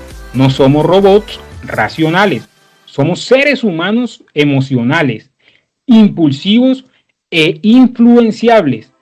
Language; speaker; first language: Spanish; native; Spanish